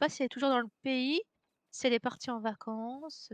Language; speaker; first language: French; native; French